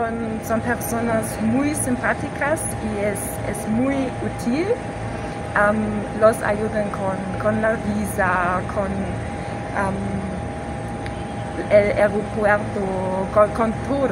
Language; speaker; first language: Spanish; non-native, learner; German